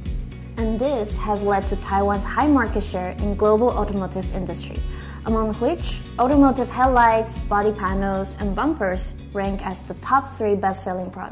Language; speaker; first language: English; non-native, fluent; Chinese